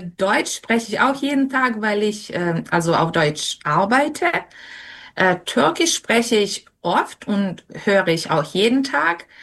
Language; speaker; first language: German; non-native, fluent; Serbian